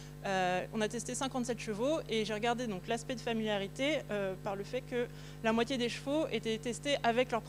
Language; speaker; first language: French; native; French